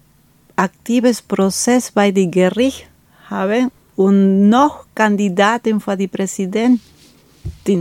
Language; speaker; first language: German; non-native, fluent; Spanish